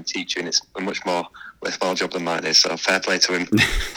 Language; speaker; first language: English; native; English